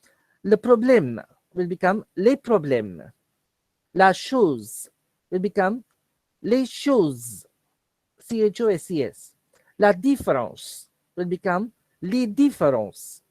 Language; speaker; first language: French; non-native, fluent; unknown